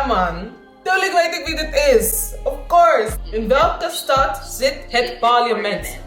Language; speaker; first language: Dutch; non-native, learner; English